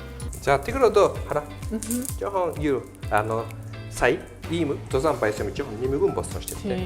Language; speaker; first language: Mongolian; non-native, learner; Japanese